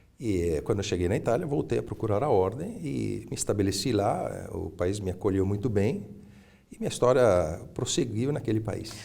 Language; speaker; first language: Portuguese; early bilingual, other home language; Italian